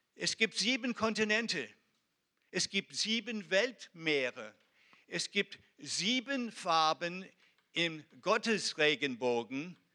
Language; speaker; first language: German; non-native, fluent; Hebrew